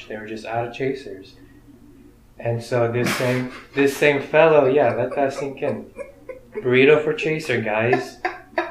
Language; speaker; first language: English; early bilingual, other home language; Spanish